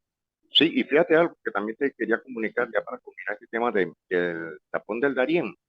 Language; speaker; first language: Spanish; native; Spanish